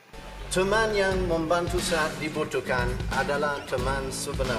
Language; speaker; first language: Indonesian; non-native, fluent; English